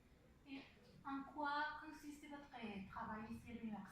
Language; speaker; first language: French; non-native, fluent; Spanish